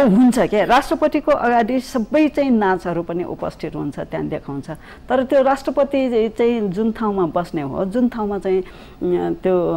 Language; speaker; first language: Nepali; non-native, local second language; Newari